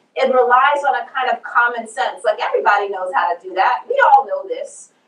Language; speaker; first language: English; native; English